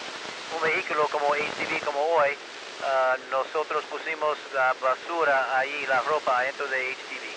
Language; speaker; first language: Spanish; early bilingual, heritage; Spanish